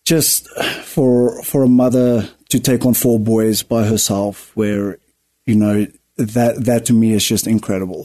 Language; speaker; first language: English; non-native, local second language; Afrikaans